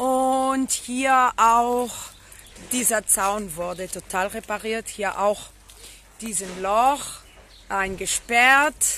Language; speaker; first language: German; non-native, learner; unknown